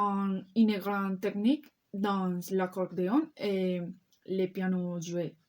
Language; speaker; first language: French; non-native, learner; Spanish